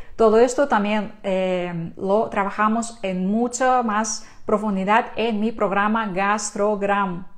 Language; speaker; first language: Spanish; non-native, fluent; Ukrainian